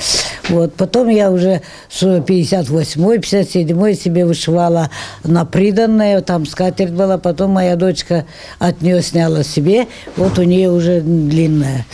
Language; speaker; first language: Russian; non-native, local second language; Gagauz